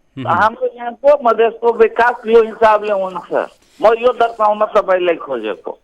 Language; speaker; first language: Nepali; non-native, local second language; Maithili